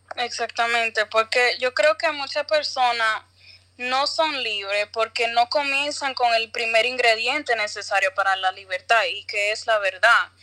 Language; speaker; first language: Spanish; early bilingual, other home language; English